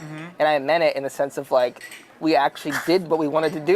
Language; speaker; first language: English; native; English